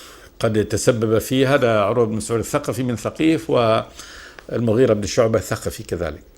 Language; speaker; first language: Arabic; native; Arabic